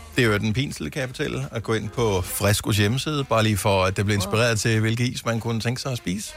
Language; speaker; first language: Danish; native; Danish